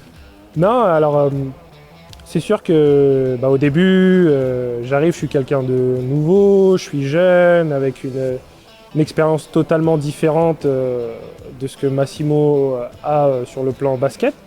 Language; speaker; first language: French; native; French